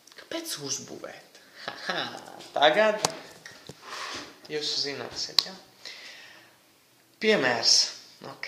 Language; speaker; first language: Latvian; non-native, fluent; Italian